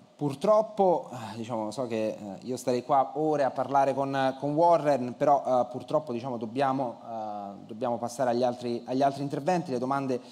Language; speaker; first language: Italian; native; Italian